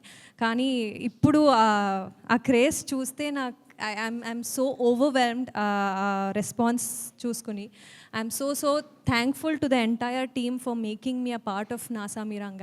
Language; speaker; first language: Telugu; non-native, learner; Kannada